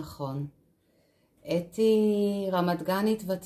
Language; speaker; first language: Hebrew; native; Hebrew